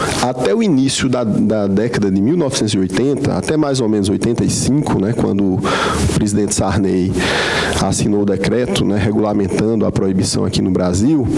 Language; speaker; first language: Portuguese; native; Portuguese